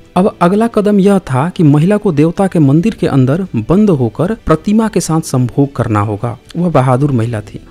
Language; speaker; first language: Hindi; native; Hindi